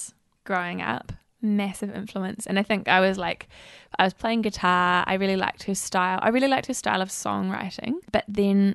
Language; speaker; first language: English; native; English